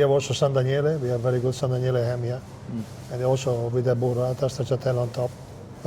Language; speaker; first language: English; non-native, fluent; Italian